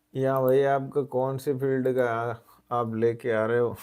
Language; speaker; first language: Hindi; non-native, local second language; Gujarati